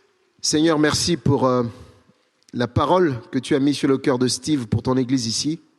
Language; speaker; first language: French; native; French